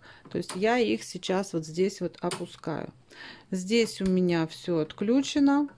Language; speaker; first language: Russian; native; Russian